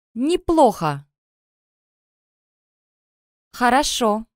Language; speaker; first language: Russian; non-native, learner; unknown